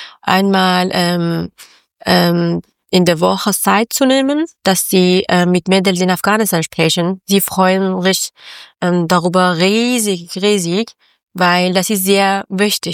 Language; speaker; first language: German; non-native, learner; Persian